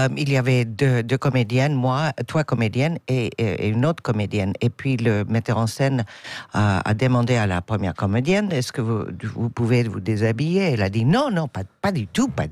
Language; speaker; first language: French; non-native, fluent; English